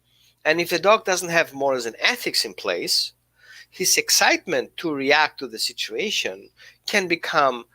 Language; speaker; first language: English; non-native, fluent; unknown